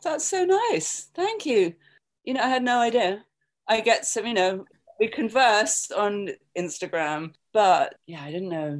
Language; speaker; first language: English; native; English